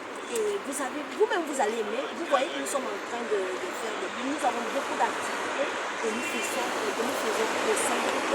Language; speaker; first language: French; non-native, fluent; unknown